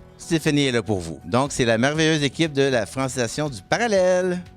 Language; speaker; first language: French; native; French